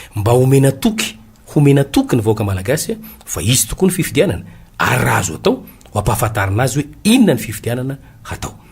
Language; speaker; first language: Malagasy; native; Malagasy